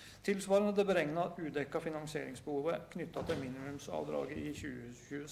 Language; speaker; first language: Norwegian; native; Norwegian